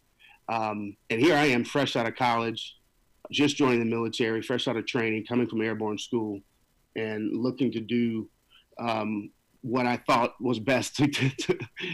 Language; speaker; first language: English; native; English